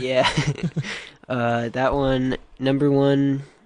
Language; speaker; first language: English; native; English